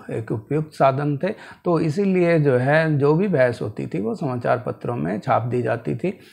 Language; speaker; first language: Hindi; native; Hindi